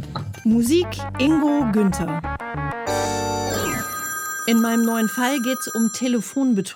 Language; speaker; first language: German; native; German